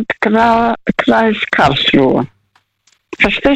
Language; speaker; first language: German; early bilingual, heritage; Russian